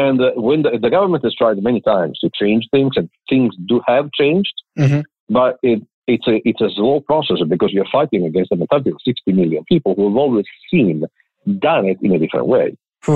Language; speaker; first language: English; non-native, fluent; Italian